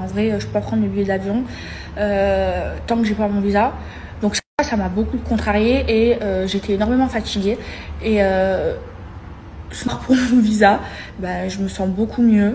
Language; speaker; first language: French; native; French